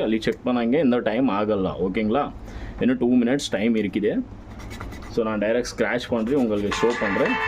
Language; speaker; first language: Tamil; non-native, local second language; Kannada